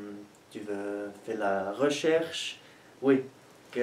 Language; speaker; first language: French; non-native, learner; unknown